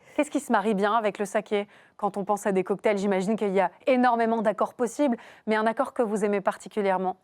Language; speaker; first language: French; native; French